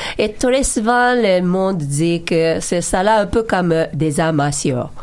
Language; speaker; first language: French; non-native, learner; Japanese